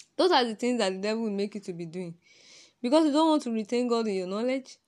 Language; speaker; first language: English; non-native, local second language; Yoruba